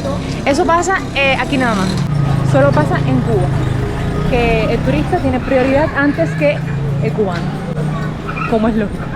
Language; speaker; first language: Spanish; native; Spanish